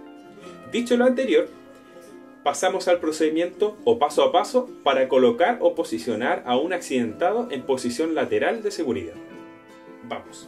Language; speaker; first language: Spanish; native; Spanish